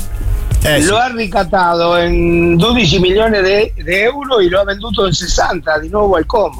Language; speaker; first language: Italian; non-native, fluent; Spanish